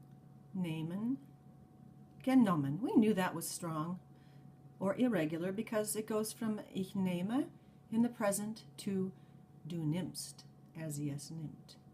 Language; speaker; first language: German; non-native, fluent; English